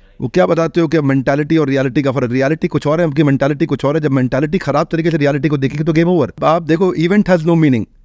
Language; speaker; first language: Hindi; native; Hindi